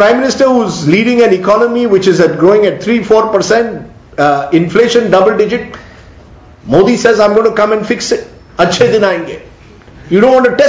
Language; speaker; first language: English; non-native, local second language; Marathi